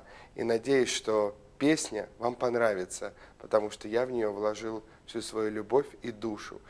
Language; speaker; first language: Russian; native; Russian